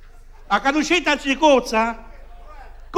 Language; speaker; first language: Italian; early bilingual, heritage; French